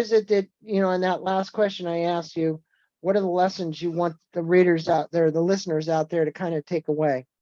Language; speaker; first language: English; native; English